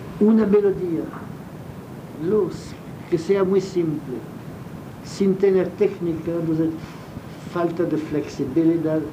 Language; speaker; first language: Spanish; non-native, fluent; French